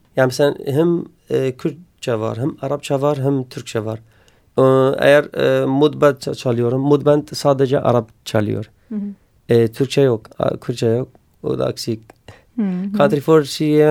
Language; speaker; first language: Turkish; non-native, learner; Kurdish